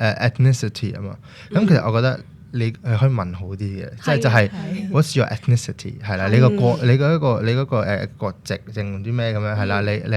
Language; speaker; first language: Cantonese; early bilingual, other home language; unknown